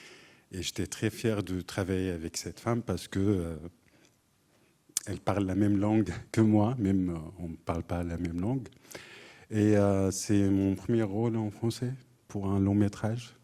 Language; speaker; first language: French; non-native, fluent; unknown